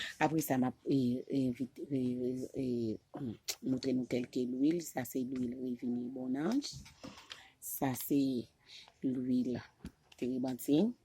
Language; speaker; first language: French; non-native, local second language; Haitian Creole